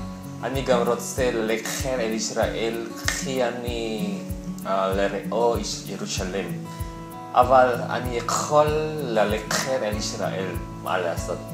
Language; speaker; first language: Hebrew; non-native, learner; Indonesian